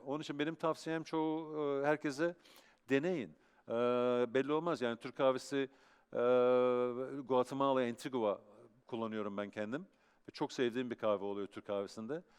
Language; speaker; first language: Turkish; early bilingual, heritage; Turkish